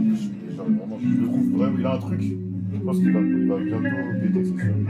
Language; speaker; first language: French; native; French